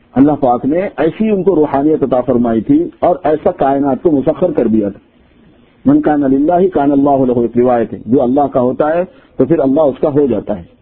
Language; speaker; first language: Urdu; native; Urdu